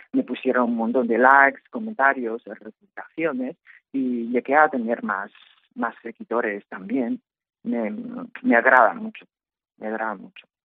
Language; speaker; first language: Spanish; non-native, fluent; Chinese